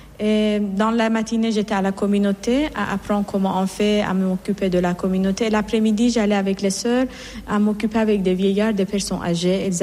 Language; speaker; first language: French; non-native, fluent; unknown